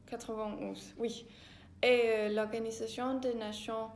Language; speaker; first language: French; non-native, learner; Danish